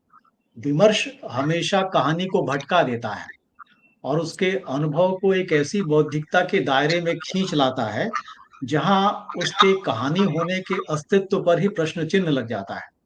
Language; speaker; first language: Hindi; native; Hindi